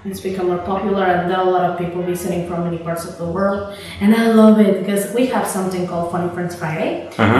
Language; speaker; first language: English; non-native, fluent; Spanish